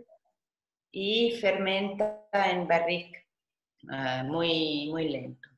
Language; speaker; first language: Spanish; non-native, fluent; Italian